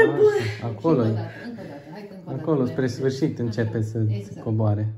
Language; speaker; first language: Romanian; native; Romanian